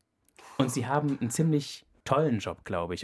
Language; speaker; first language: German; native; German